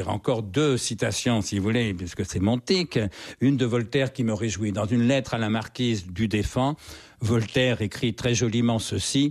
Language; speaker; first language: French; native; French